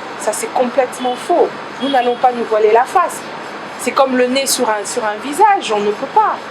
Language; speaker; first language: French; non-native, local second language; Lingala